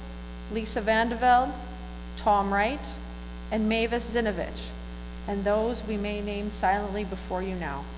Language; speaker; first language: English; native; English